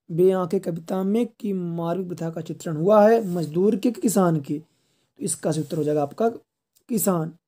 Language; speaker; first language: Hindi; native; Hindi